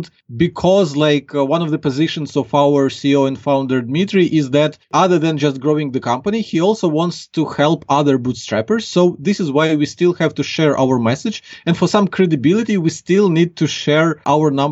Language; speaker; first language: English; non-native, fluent; Ukrainian